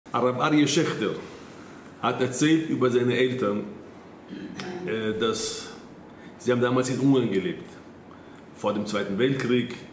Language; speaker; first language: German; non-native, fluent; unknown